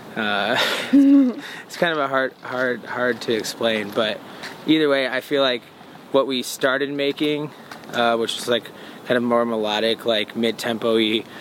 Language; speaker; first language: English; native; English